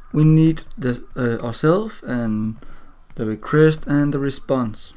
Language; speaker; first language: English; non-native, learner; Danish